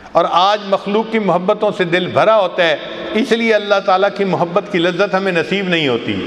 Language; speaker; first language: Urdu; non-native, local second language; Punjabi